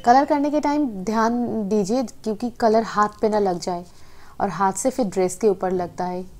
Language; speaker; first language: Hindi; non-native, local second language; Bangla